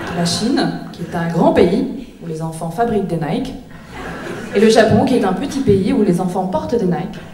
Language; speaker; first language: French; early bilingual, other home language; Korean